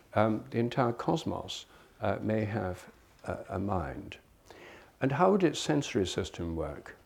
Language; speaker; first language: English; native; English